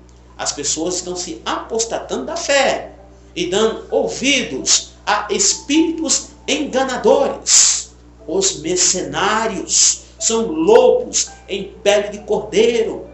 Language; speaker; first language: Portuguese; native; Portuguese